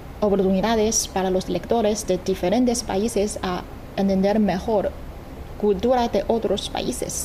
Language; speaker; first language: Spanish; non-native, fluent; Chinese